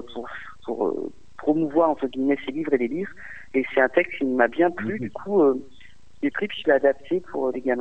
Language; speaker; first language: French; native; French